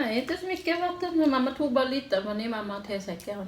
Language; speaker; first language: Swedish; non-native, fluent; Thai